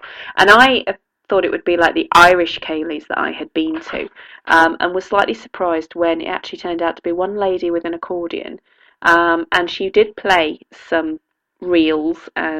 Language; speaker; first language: English; native; English